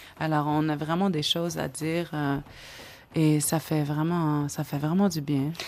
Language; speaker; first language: French; non-native, local second language; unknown